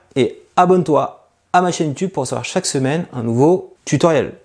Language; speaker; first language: French; native; French